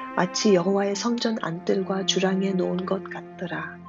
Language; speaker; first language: Korean; native; Korean